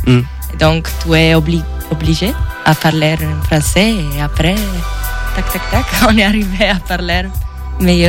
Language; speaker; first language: French; non-native, learner; Italian